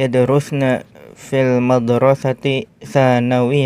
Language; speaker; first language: Arabic; non-native, learner; Indonesian